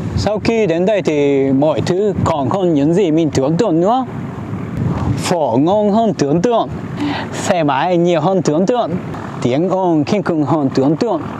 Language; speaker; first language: Vietnamese; non-native, fluent; Japanese